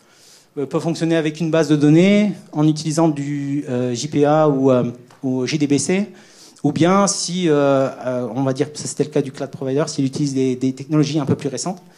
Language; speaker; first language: French; native; French